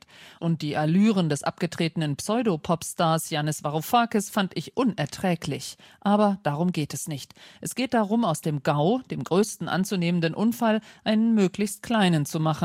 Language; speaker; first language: German; native; German